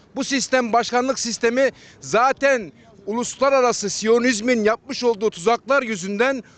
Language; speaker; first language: Turkish; native; Turkish